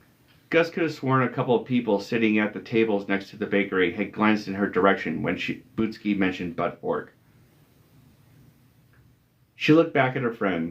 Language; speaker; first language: English; native; English